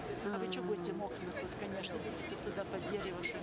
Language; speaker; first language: Russian; native; Russian